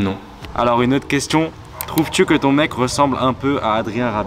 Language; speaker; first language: French; early bilingual, other home language; Turkish